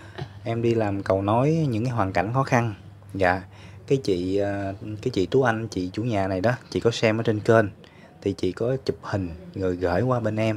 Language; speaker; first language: Vietnamese; native; Vietnamese